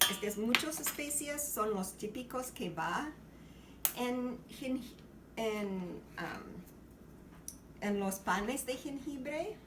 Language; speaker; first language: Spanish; non-native, learner; English